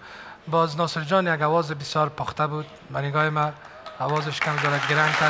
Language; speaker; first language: Persian; native; Persian